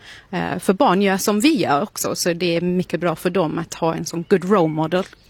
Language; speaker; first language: Swedish; non-native, fluent; English